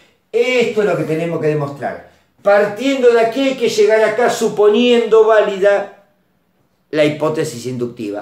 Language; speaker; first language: Spanish; native; Spanish